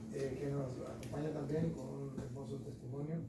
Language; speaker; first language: Spanish; native; Spanish